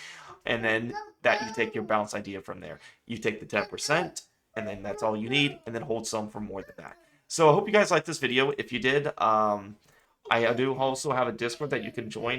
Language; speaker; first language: English; native; English